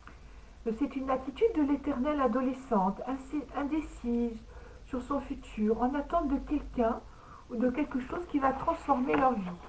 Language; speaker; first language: French; native; French